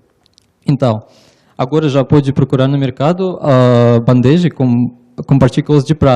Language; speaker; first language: Portuguese; non-native, learner; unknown